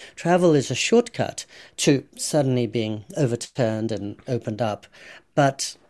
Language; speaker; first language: English; native; English